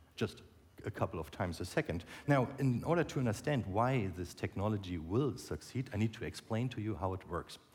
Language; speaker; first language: English; non-native, fluent; German